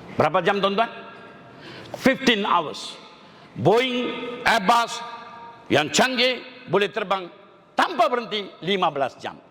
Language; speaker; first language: Malay; non-native, local second language; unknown